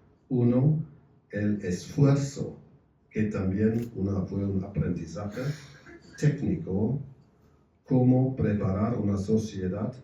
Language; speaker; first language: Spanish; non-native, fluent; German